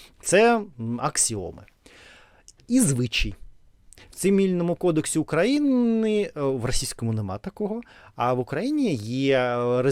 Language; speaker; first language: Ukrainian; non-native, learner; Russian